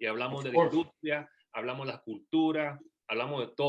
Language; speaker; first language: Spanish; early bilingual, heritage; Spanish